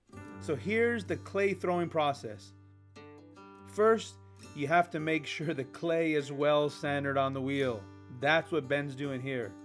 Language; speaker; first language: English; native; English